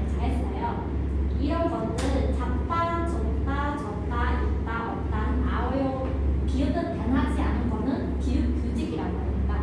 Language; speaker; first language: Korean; non-native, fluent; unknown